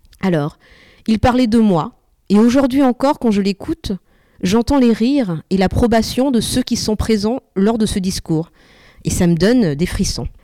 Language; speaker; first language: French; early bilingual, other home language; Malagasy